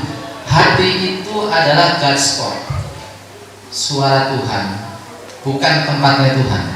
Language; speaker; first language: Indonesian; non-native, local second language; Javanese